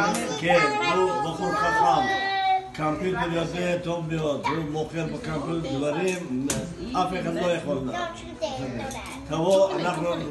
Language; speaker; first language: Hebrew; non-native, fluent; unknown